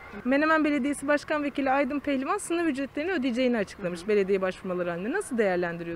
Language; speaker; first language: Turkish; native; Turkish